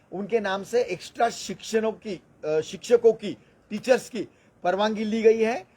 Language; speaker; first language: Hindi; non-native, local second language; Marathi